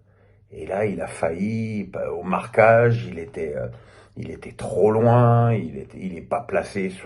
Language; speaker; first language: French; native; French